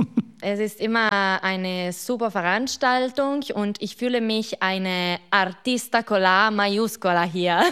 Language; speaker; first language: German; non-native, local second language; Italian